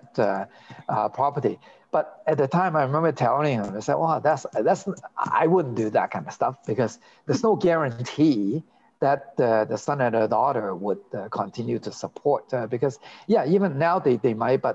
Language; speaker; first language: English; non-native, local second language; Cantonese